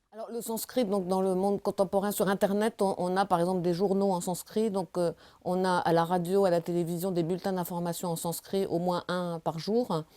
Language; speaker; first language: French; native; French